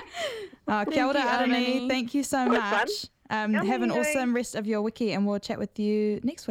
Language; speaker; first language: English; native; English